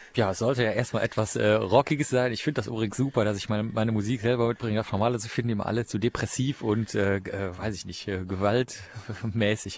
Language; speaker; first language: German; native; German